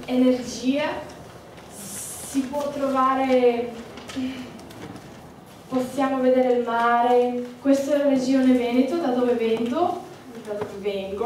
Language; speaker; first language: Italian; early bilingual, heritage; Slovak